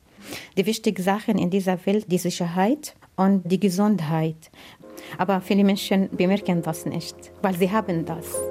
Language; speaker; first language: German; non-native, learner; Arabic